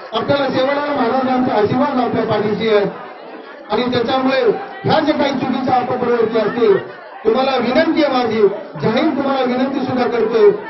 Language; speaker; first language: Marathi; non-native, local second language; Lambadi